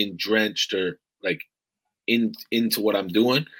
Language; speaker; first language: English; native; English